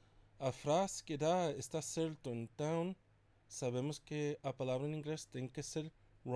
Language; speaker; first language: Portuguese; non-native, fluent; English